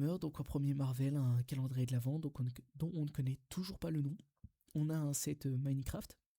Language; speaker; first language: French; native; French